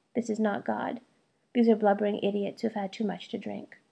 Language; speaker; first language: English; early bilingual, other home language; Malayalam